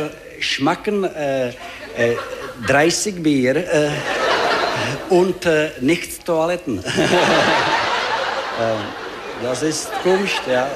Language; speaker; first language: German; non-native, learner; Czech